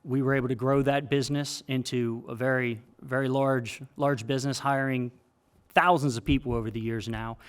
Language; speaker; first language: English; native; English